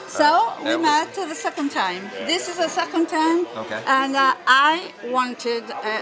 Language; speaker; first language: English; non-native, fluent; Italian